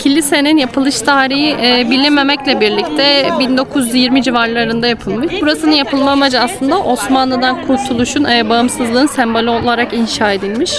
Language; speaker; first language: Turkish; native; Turkish